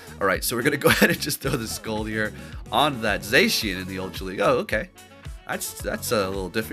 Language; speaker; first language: English; native; English